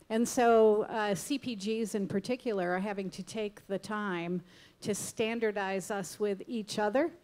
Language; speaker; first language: English; native; English